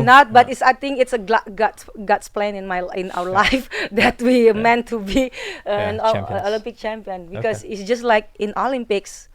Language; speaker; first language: English; non-native, fluent; Indonesian